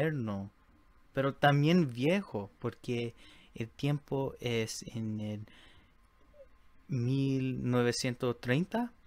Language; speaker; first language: Spanish; early bilingual, heritage; Spanish